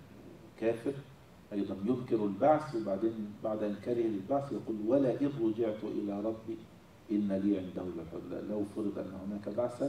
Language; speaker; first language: Arabic; native; Arabic